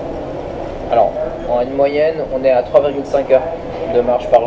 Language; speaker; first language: French; native; French